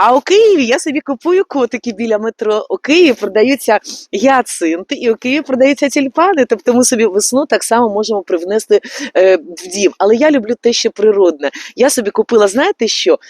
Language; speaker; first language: Ukrainian; native; Ukrainian